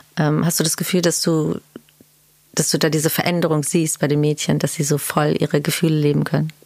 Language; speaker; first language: German; early bilingual, other home language; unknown